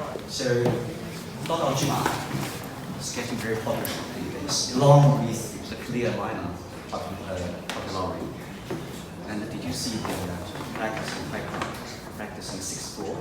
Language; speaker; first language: English; non-native, fluent; Chinese